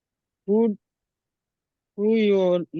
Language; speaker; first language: English; non-native, learner; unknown